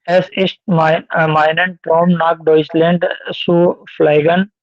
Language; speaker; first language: German; non-native, learner; Hindi